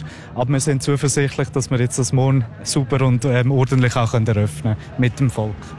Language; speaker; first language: German; native; German